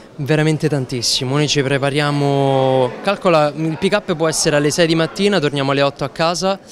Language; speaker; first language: Italian; native; Italian